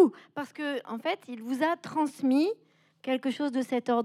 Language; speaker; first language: French; native; French